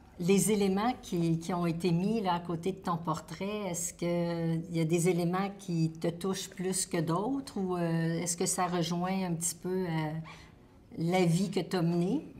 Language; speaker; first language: French; native; French